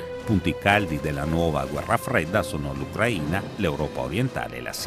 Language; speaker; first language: Italian; native; Italian